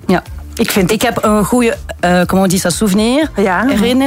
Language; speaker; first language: Dutch; non-native, local second language; French